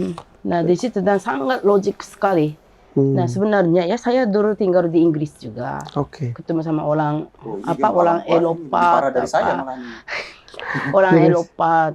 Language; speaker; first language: Indonesian; non-native, fluent; Japanese